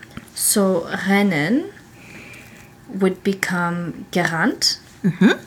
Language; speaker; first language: German; non-native, learner; English